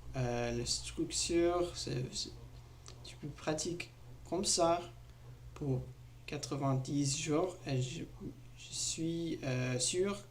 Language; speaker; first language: French; non-native, learner; English